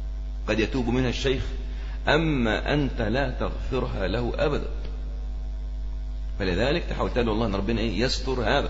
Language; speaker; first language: Arabic; native; Arabic